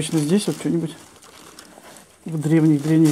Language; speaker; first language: Russian; native; Russian